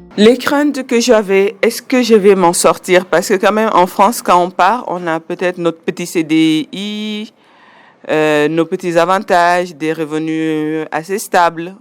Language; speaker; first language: French; non-native, local second language; Wolof